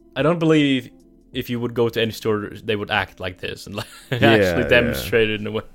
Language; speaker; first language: English; non-native, fluent; Norwegian